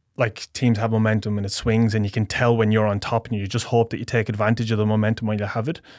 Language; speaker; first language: English; native; English